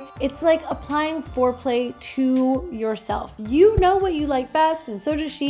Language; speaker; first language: English; native; English